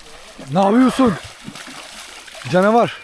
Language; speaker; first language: Turkish; native; Turkish